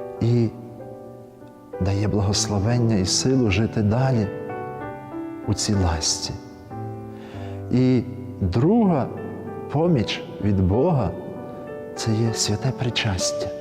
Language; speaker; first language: Ukrainian; native; Ukrainian